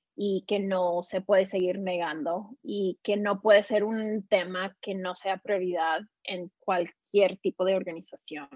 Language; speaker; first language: Spanish; early bilingual, heritage; Spanish